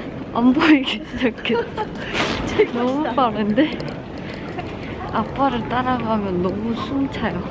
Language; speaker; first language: Korean; non-native, fluent; Japanese